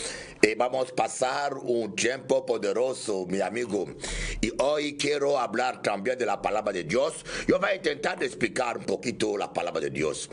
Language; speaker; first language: Spanish; non-native, learner; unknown